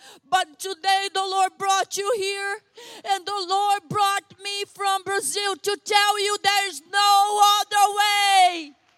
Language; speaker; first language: English; non-native, fluent; Portuguese